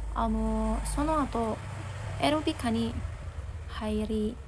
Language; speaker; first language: Japanese; non-native, learner; Indonesian